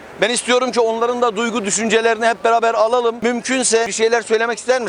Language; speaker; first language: Turkish; native; Turkish